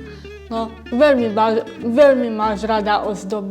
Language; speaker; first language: Slovak; non-native, local second language; Hungarian